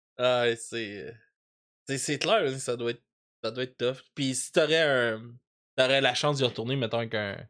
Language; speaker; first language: French; native; French